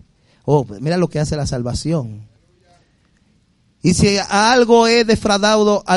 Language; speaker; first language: Spanish; native; Spanish